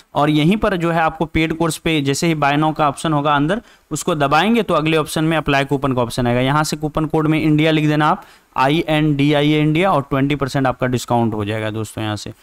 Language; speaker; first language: Hindi; native; Hindi